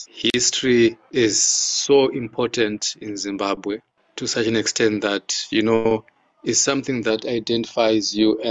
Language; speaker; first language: English; non-native, local second language; Shona